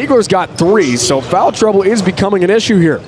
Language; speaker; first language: English; native; English